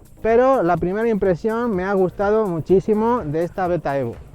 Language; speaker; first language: Spanish; native; Spanish